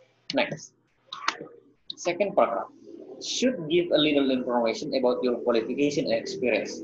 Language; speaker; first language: English; non-native, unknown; Indonesian